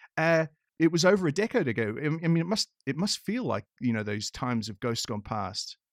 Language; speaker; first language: English; native; English